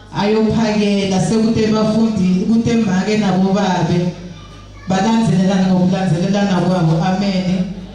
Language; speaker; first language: Zulu; non-native, local second language; Swati